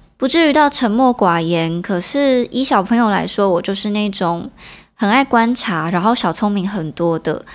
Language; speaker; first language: Chinese; non-native, local second language; Hakka Chinese